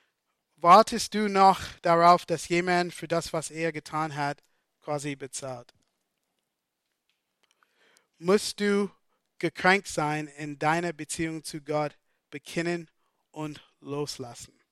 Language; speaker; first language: German; non-native, fluent; English